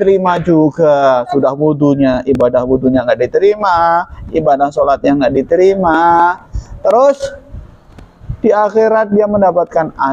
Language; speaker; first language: Indonesian; native; Indonesian